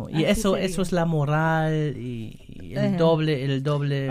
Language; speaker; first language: Spanish; non-native, fluent; German